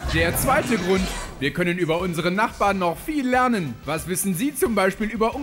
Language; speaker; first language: German; native; German